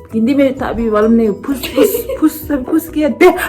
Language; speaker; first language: Hindi; non-native, local second language; Tibetan